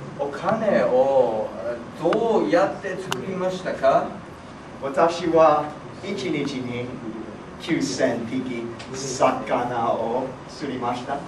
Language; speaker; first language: Japanese; non-native, learner; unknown